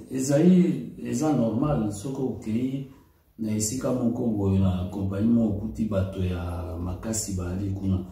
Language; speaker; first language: Lingala; native; Lingala